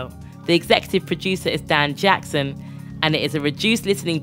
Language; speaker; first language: English; native; English